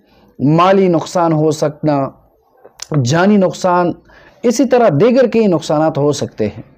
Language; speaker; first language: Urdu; non-native, local second language; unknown